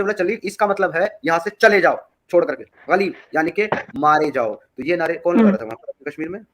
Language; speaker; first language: Urdu; native; Urdu